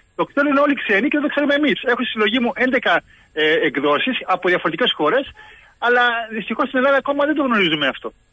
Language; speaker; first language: Greek; early bilingual, heritage; Greek